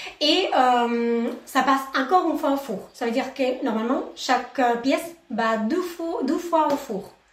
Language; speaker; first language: French; non-native, fluent; Spanish